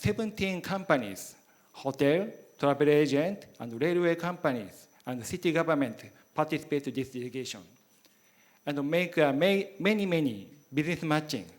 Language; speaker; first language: English; non-native, learner; Japanese